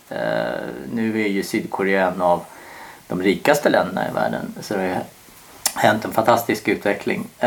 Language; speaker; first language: Swedish; early bilingual, other home language; Korean